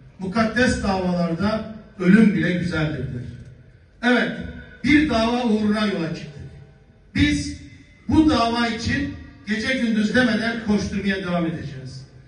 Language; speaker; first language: Turkish; native; Turkish